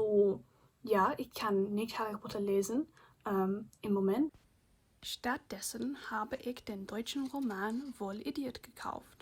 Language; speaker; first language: German; non-native, learner; English